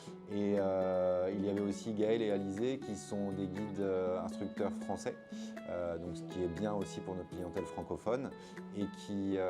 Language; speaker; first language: French; native; French